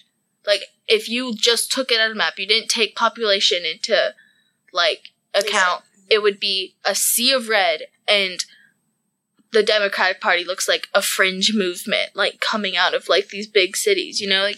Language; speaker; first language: English; native; English